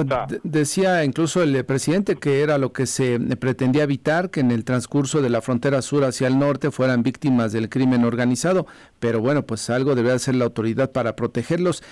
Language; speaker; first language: Spanish; native; Spanish